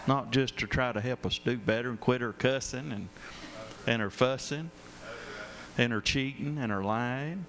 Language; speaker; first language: English; native; English